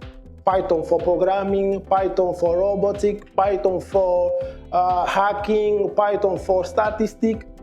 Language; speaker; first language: English; non-native, learner; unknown